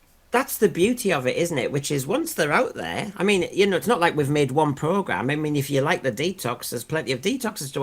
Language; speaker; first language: English; native; English